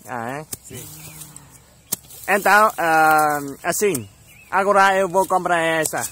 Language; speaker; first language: Portuguese; non-native, learner; Vietnamese